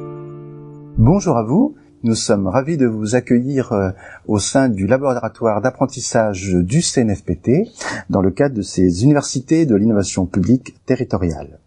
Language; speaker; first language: French; native; French